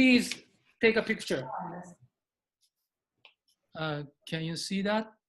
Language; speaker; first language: English; non-native, learner; Japanese